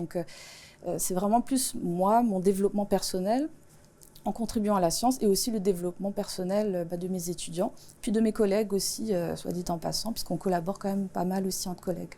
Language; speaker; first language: French; non-native, local second language; Swiss German